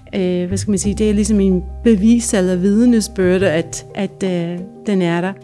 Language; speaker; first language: Danish; non-native, fluent; English